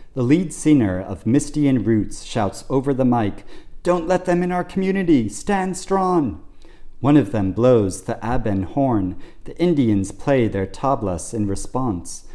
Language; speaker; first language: English; native; English